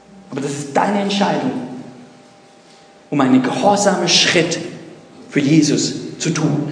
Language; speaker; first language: German; non-native, fluent; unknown